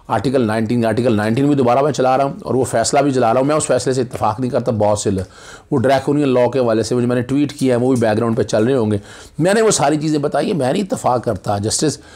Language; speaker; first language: Urdu; non-native, local second language; Punjabi